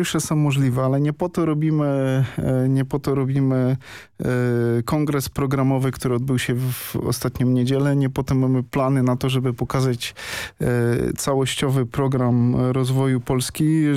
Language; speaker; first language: Polish; native; Polish